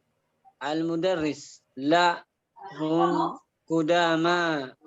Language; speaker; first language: Arabic; non-native, fluent; Indonesian